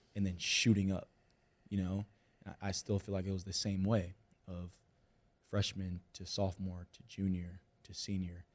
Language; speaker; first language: English; native; English